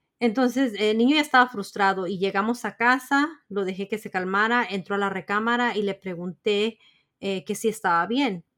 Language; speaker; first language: Spanish; early bilingual, heritage; Spanish